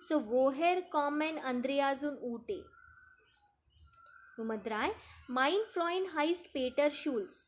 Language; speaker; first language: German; non-native, fluent; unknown